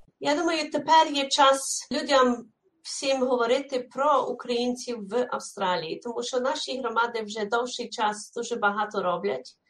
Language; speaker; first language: Ukrainian; early bilingual, heritage; Ukrainian